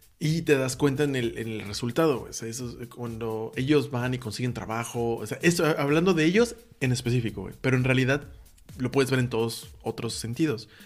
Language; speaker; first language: Spanish; native; Spanish